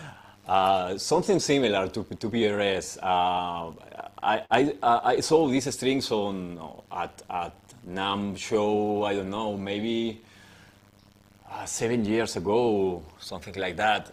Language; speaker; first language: English; non-native, fluent; Spanish